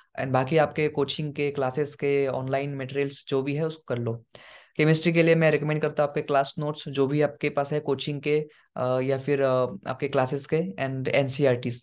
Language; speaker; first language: Hindi; non-native, local second language; Assamese